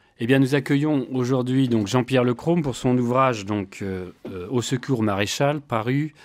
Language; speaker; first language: French; native; French